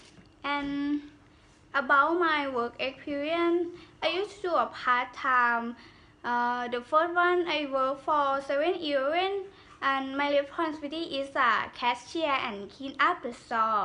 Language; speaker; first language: English; non-native, learner; Thai